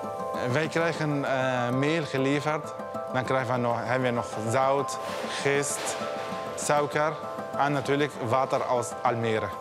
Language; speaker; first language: Dutch; early bilingual, other home language; Arabic